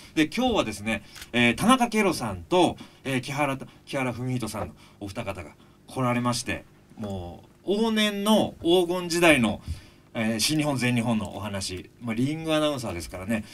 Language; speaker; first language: Japanese; native; Japanese